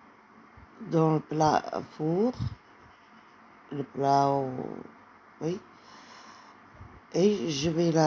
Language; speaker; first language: French; non-native, fluent; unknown